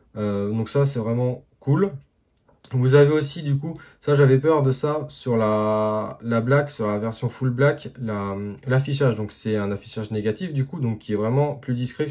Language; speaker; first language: French; native; French